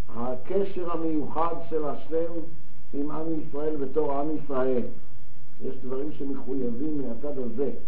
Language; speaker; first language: Hebrew; native; Hebrew